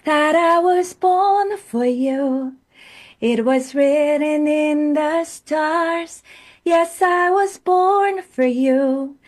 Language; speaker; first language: English; non-native, local second language; Filipino